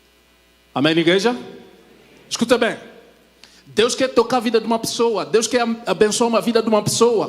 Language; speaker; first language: Portuguese; non-native, fluent; French